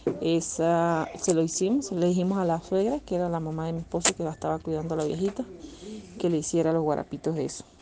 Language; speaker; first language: Spanish; native; Spanish